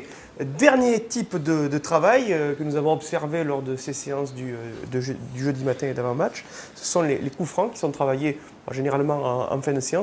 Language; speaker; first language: French; native; French